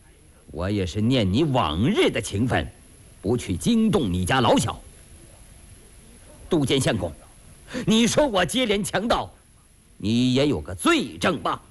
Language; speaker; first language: Chinese; native; Chinese